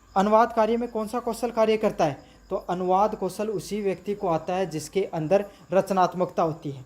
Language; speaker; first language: Hindi; native; Hindi